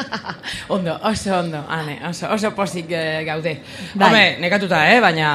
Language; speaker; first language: Basque; non-native, local second language; Spanish